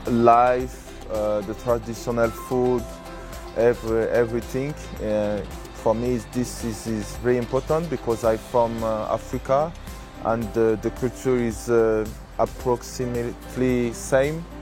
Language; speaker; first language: English; non-native, learner; French